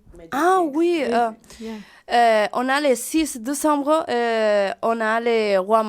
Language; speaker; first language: French; non-native, learner; Spanish